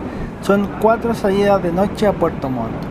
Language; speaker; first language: Spanish; native; Spanish